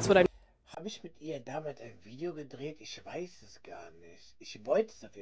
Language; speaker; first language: German; early bilingual, other home language; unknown